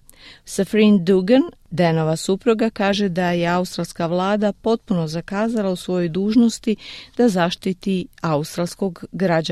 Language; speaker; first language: Croatian; native; Croatian